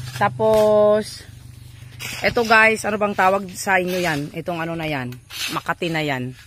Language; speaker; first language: Filipino; non-native, local second language; Iloko